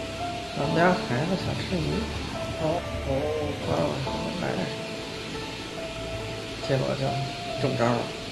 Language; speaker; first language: Chinese; native; Chinese